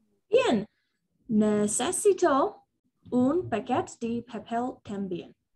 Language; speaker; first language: Spanish; non-native, learner; English